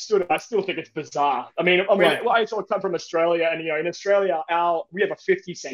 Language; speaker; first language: English; native; English